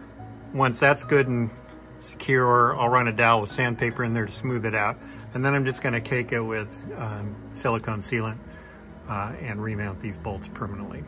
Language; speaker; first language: English; native; English